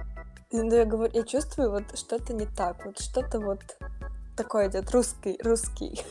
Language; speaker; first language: Russian; native; Russian